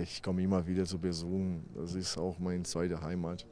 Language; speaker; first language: German; non-native, fluent; Portuguese